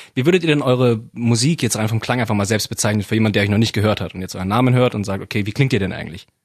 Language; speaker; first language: German; native; German